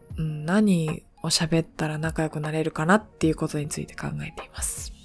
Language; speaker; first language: Japanese; native; Japanese